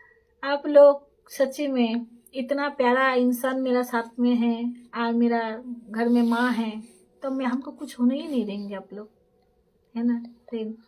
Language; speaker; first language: Hindi; non-native, local second language; Bangla